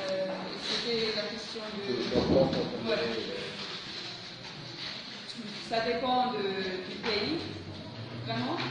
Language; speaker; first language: French; non-native, fluent; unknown